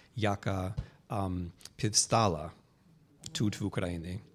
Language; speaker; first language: Ukrainian; non-native, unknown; English